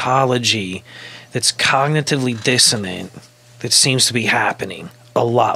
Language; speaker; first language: English; native; English